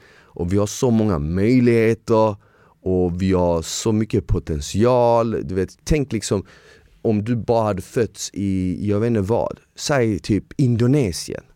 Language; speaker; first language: Swedish; early bilingual, other home language; Bosnian